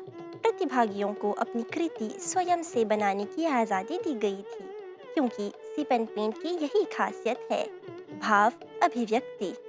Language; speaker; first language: Hindi; non-native, local second language; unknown